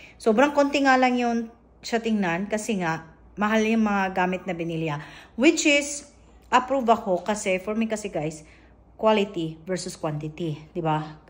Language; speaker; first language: Filipino; native; Filipino